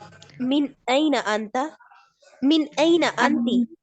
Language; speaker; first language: Arabic; non-native, learner; Urdu